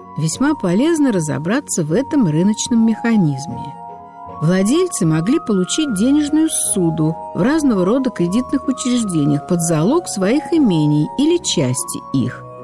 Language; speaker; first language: Russian; native; Russian